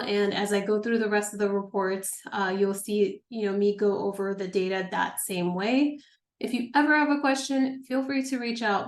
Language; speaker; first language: English; native; English